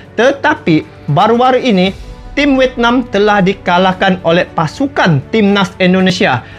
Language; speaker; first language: Malay; native; Malay